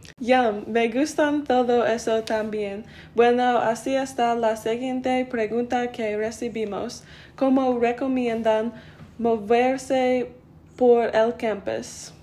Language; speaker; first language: Spanish; non-native, learner; English